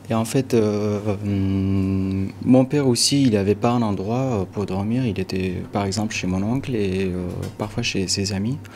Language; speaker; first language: French; non-native, fluent; Arabic